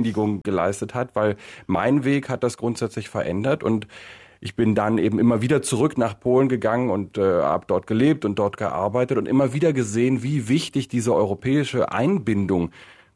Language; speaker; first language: German; native; German